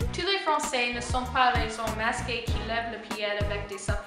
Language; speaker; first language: French; non-native, learner; English